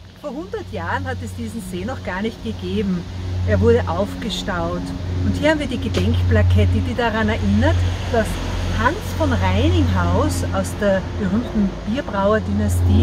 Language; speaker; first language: German; native; German